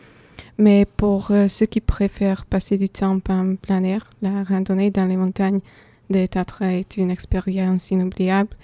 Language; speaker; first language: French; non-native, fluent; Slovak